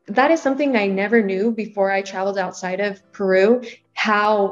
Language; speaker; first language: English; native; English